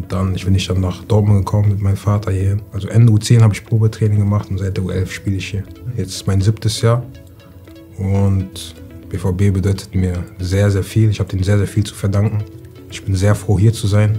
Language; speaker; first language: German; native; German